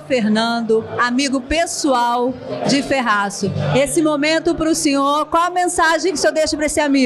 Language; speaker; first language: Portuguese; native; Portuguese